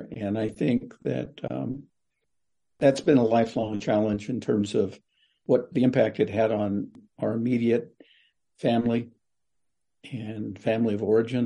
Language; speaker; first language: English; native; English